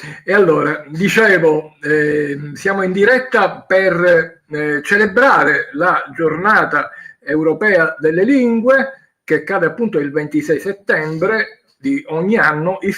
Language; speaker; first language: Italian; native; Italian